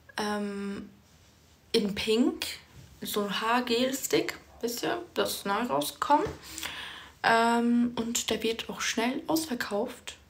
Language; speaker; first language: German; early bilingual, other home language; Turkish